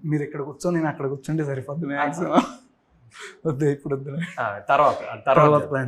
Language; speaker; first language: Telugu; native; Telugu